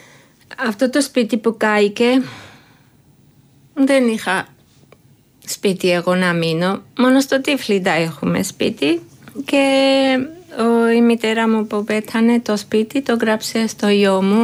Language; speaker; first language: Greek; non-native, fluent; Georgian